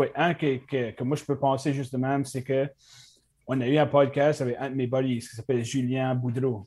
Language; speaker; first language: French; native; French